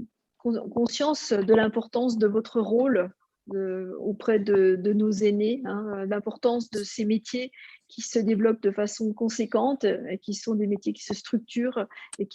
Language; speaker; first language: French; native; French